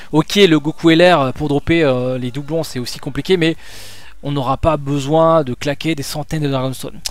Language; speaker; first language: French; native; French